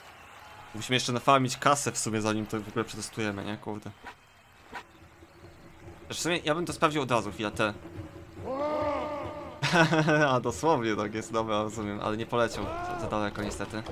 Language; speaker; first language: Polish; native; Polish